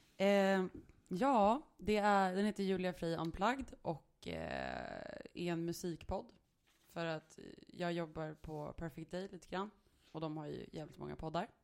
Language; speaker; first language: Swedish; early bilingual, other home language; Serbian